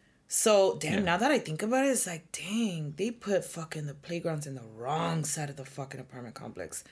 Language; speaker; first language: English; early bilingual, other home language; Spanish